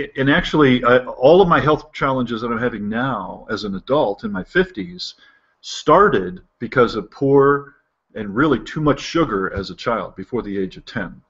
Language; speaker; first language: English; native; English